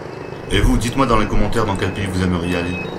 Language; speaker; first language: French; native; French